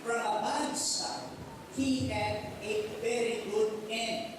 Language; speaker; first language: English; non-native, local second language; Filipino